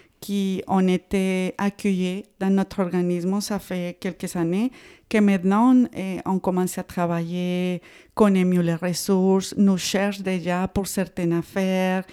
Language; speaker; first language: French; non-native, fluent; Spanish